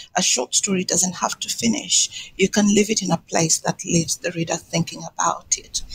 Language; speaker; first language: English; non-native, local second language; Swahili